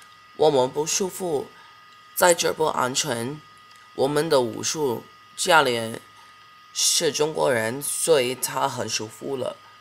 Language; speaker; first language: Chinese; non-native, learner; English